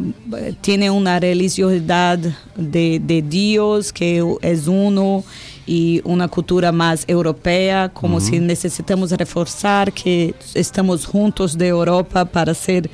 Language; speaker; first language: Spanish; non-native, learner; Portuguese